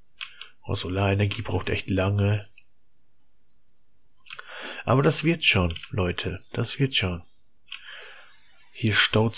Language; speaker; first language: German; native; German